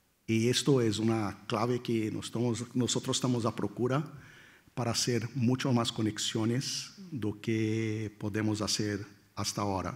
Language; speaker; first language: Spanish; non-native, fluent; Portuguese